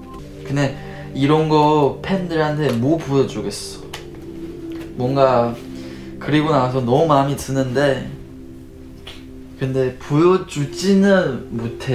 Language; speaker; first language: Korean; non-native, fluent; Chinese